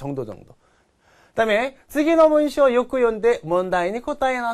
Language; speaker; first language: Japanese; non-native, fluent; Korean